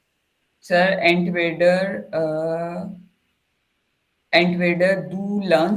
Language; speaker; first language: German; non-native, learner; Hindi